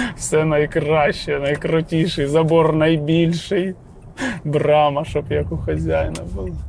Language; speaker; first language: Ukrainian; native; Ukrainian